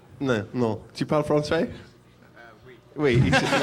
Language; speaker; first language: French; non-native, learner; English